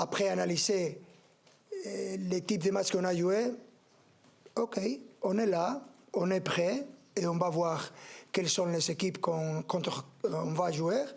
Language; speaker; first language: French; non-native, learner; Spanish